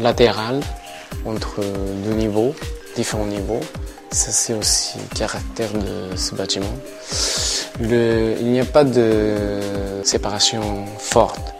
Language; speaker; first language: French; non-native, learner; Japanese